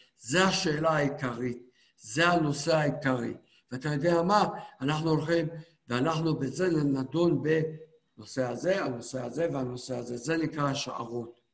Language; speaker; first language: Hebrew; native; Hebrew